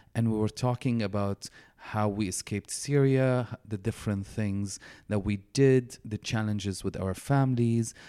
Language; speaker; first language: English; non-native, fluent; Arabic